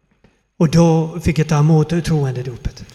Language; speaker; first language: Swedish; non-native, fluent; Finnish